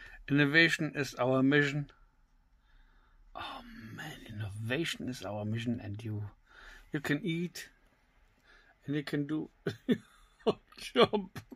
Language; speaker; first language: English; non-native, learner; German